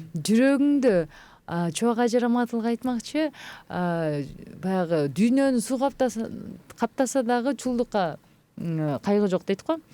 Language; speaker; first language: Kyrgyz; native; Kyrgyz